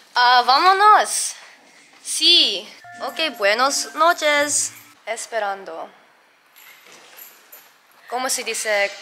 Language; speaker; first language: Spanish; non-native, learner; English